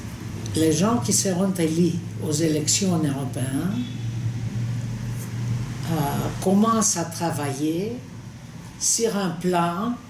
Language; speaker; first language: French; non-native, fluent; Greek